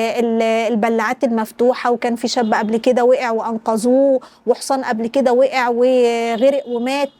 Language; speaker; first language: Arabic; native; Arabic